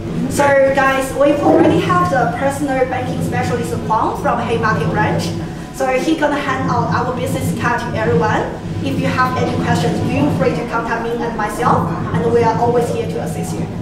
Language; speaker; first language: English; non-native, fluent; Chinese